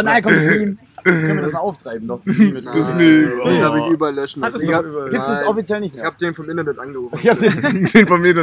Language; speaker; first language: German; native; German